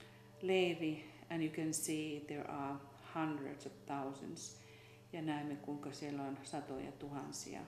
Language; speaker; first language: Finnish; native; Finnish